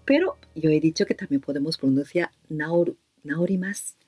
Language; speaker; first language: Spanish; non-native, fluent; Japanese